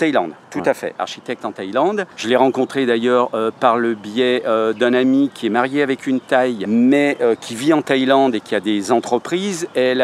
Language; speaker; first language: French; native; French